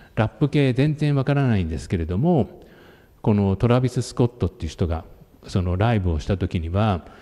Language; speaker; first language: Japanese; native; Japanese